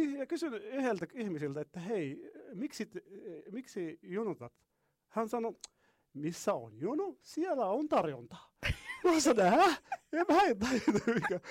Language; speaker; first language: Finnish; non-native, learner; Arabic